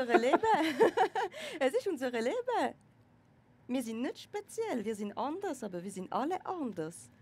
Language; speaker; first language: German; non-native, local second language; French